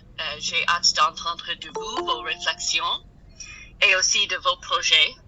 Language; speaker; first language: French; non-native, learner; English